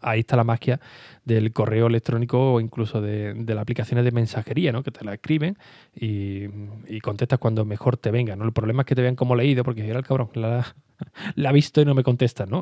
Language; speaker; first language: Spanish; native; Spanish